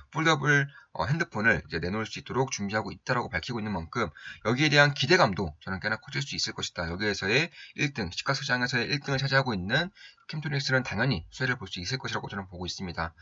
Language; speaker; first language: Korean; native; Korean